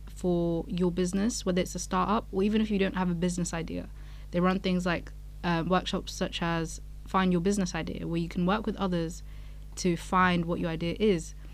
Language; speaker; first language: English; non-native, local second language; Yoruba